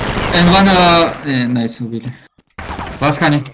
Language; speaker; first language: English; non-native, learner; Russian